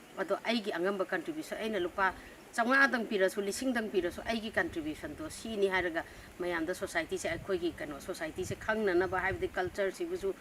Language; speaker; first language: Manipuri; native; Manipuri